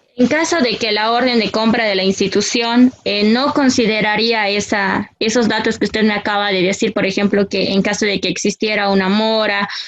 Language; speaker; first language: Spanish; native; Spanish